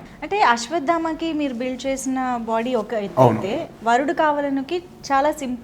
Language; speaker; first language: Telugu; native; Telugu